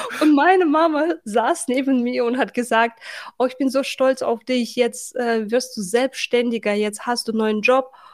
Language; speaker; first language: German; non-native, fluent; Russian